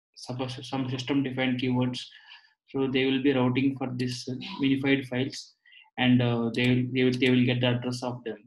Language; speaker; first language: English; non-native, local second language; Telugu